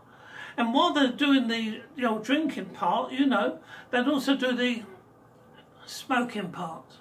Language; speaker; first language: English; native; English